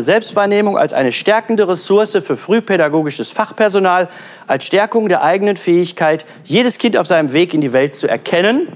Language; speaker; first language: German; native; German